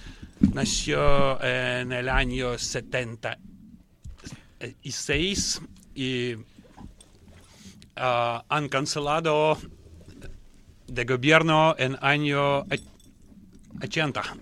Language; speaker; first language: Spanish; non-native, learner; Russian